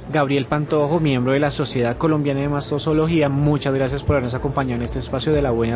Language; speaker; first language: Spanish; native; Spanish